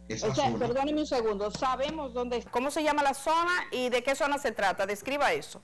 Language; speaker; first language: Spanish; native; Spanish